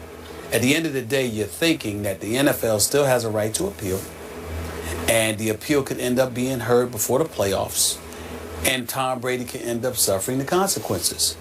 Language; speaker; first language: English; native; English